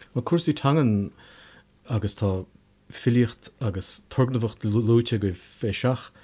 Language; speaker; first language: Irish; native; Irish